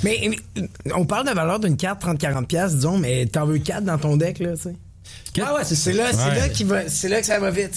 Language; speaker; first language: French; native; French